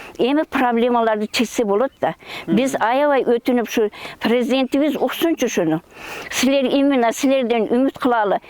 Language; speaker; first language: Kyrgyz; early bilingual, heritage; Kyrgyz